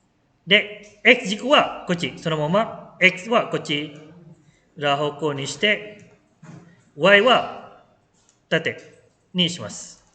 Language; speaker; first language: Japanese; non-native, fluent; Malay